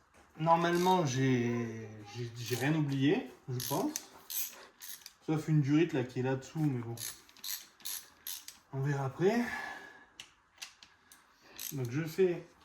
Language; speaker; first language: French; native; French